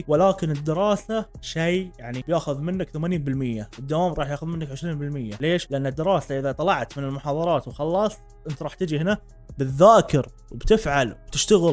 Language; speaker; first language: Arabic; native; Arabic